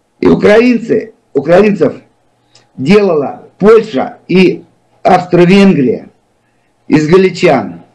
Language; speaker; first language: Russian; native; Russian